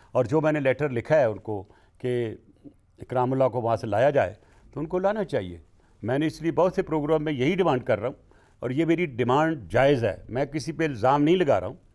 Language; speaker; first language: Urdu; non-native, local second language; Punjabi